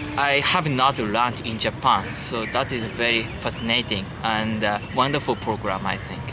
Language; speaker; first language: English; non-native, learner; Japanese